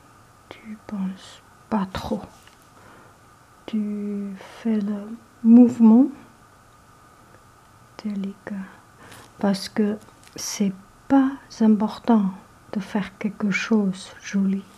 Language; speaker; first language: French; non-native, learner; Chinese